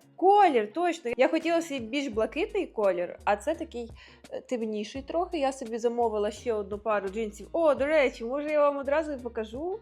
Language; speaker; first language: Ukrainian; non-native, local second language; Russian